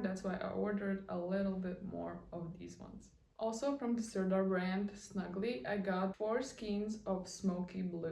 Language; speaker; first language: English; non-native, fluent; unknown